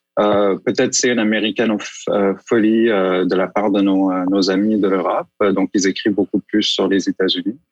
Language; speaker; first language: French; native; French